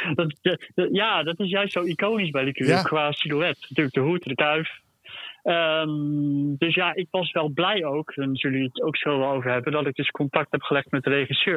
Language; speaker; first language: Dutch; native; Dutch